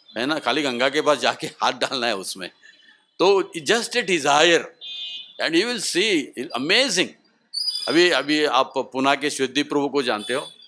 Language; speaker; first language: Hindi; non-native, local second language; Marathi